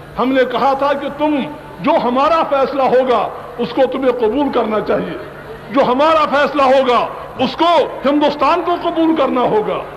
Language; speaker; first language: Urdu; non-native, local second language; Kashmiri